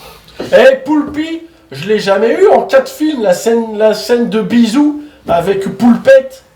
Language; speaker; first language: French; native; French